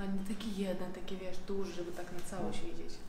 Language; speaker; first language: Polish; non-native, learner; Uzbek